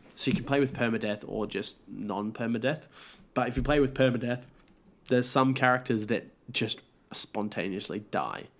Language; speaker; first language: English; native; English